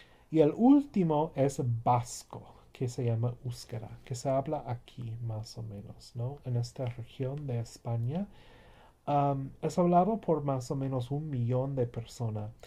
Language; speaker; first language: Spanish; non-native, fluent; English